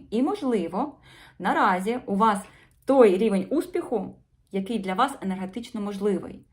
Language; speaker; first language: Ukrainian; non-native, local second language; Russian